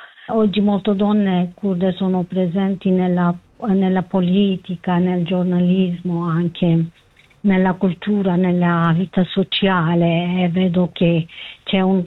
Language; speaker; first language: Italian; non-native, learner; Kurdish